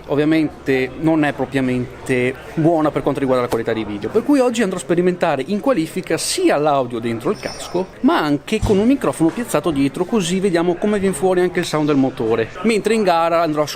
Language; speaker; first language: Italian; native; Italian